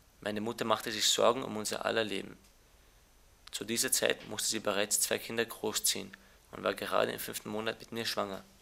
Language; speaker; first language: German; early bilingual, other home language; Bosnian